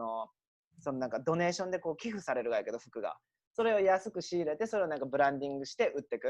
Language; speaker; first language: Japanese; native; Japanese